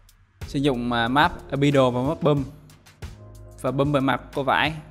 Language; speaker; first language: Vietnamese; native; Vietnamese